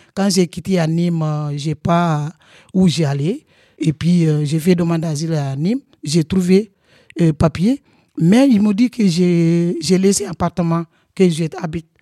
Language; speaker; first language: French; non-native, local second language; Wolof